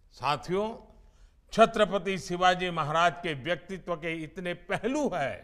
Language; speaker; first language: Hindi; non-native, local second language; Gujarati